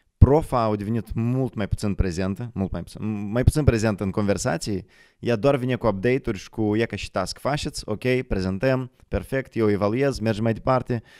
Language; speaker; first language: Romanian; native; Romanian